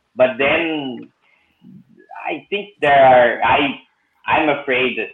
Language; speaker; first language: English; non-native, learner; Portuguese